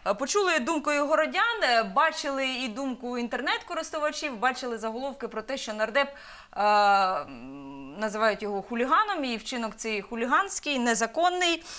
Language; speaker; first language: Ukrainian; native; Ukrainian